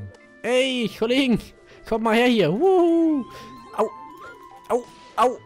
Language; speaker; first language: German; native; German